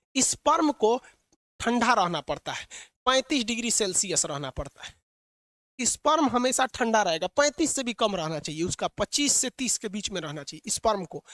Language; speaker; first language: Hindi; native; Hindi